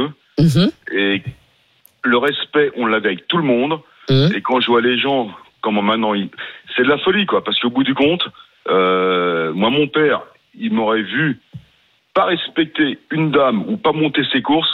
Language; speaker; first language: French; native; French